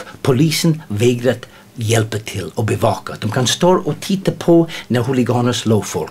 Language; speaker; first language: Swedish; non-native, fluent; English